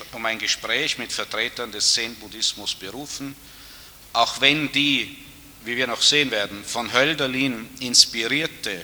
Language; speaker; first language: German; native; German